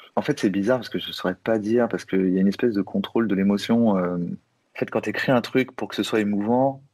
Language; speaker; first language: French; native; French